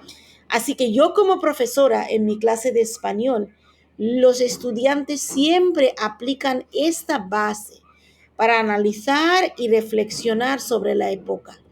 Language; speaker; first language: Spanish; non-native, fluent; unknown